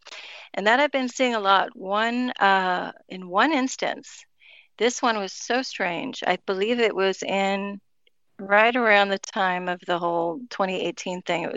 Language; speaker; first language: English; native; English